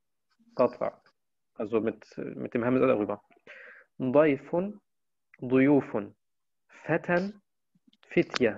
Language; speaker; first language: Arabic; non-native, fluent; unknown